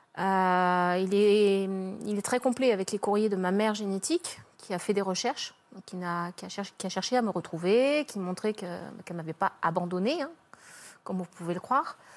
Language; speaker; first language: French; native; French